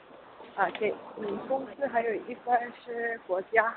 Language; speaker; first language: Chinese; non-native, learner; Korean